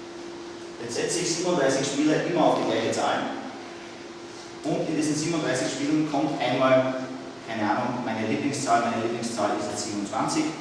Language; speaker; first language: German; native; German